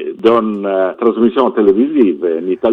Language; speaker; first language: French; non-native, fluent; Italian